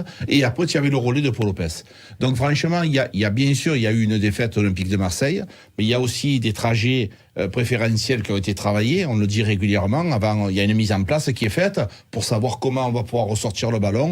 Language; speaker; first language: French; native; French